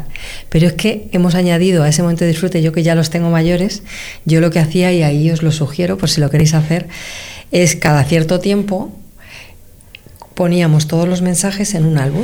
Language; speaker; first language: Spanish; native; Spanish